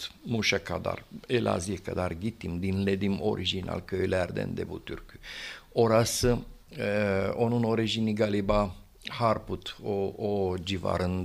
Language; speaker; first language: Turkish; non-native, fluent; Romanian